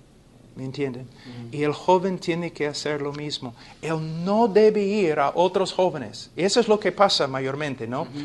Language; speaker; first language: Spanish; non-native, fluent; English